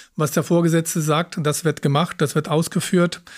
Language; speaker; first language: German; early bilingual, other home language; Punjabi